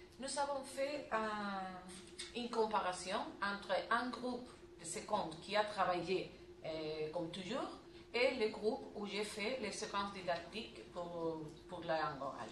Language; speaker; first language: French; non-native, learner; Spanish